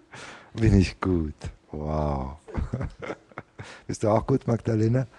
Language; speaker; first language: German; non-native, fluent; Italian